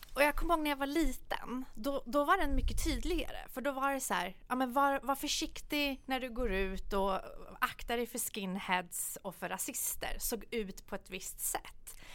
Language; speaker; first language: Swedish; early bilingual, other home language; Persian